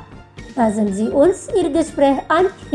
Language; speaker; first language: German; non-native, fluent; Indonesian